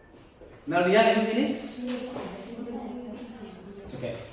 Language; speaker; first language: English; non-native, learner; Indonesian